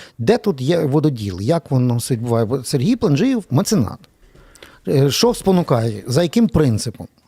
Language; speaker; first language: Ukrainian; native; Ukrainian